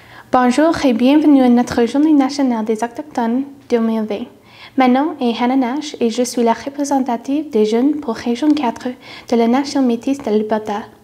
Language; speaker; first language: French; non-native, learner; English